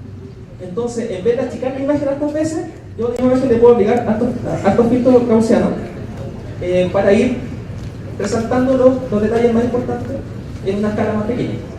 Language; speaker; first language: Spanish; native; Spanish